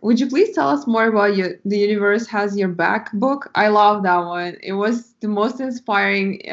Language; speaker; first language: English; non-native, fluent; Russian